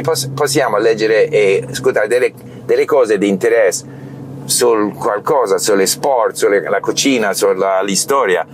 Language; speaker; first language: Italian; non-native, learner; English